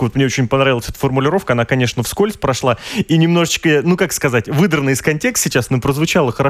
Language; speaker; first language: Russian; native; Russian